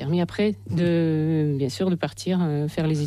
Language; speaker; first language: French; non-native, fluent; Russian